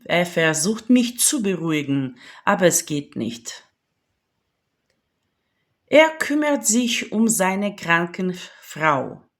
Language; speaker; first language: German; non-native, fluent; Ukrainian